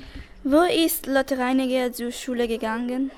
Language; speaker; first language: German; non-native, learner; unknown